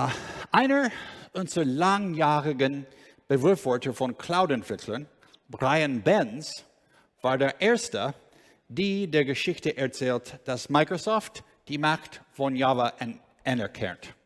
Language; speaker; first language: German; non-native, learner; English